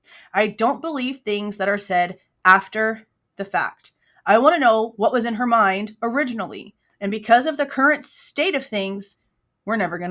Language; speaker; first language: English; native; English